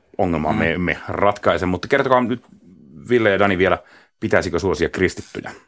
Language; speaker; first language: Finnish; native; Finnish